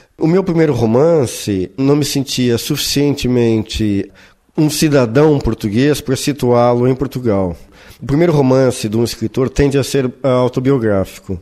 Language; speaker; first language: Portuguese; native; Portuguese